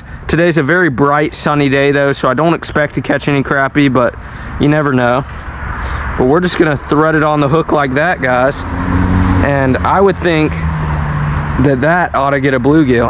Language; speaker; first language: English; native; English